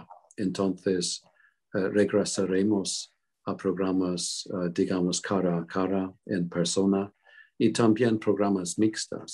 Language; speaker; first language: Spanish; non-native, fluent; English